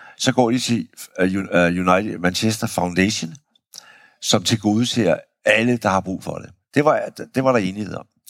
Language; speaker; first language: Danish; native; Danish